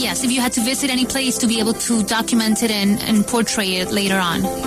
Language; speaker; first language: English; non-native, fluent; Spanish